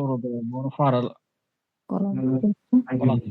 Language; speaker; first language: Italian; non-native, learner; Bangla